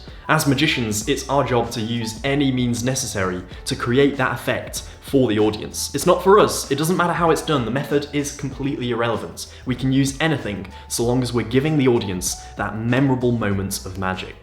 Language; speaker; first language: English; native; English